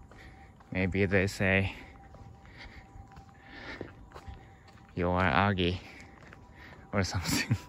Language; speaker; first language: English; non-native, learner; Japanese